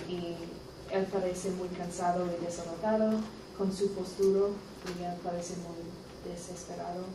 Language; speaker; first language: Spanish; non-native, learner; English